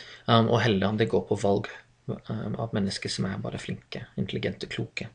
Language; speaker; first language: Norwegian; non-native, fluent; English